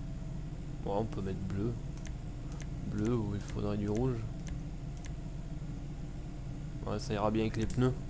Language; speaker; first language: French; native; French